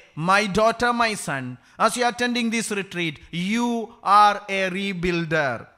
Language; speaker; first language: English; non-native, local second language; Malayalam